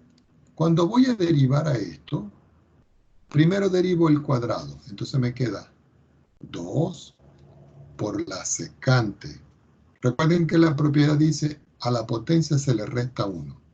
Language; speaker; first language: Spanish; native; Spanish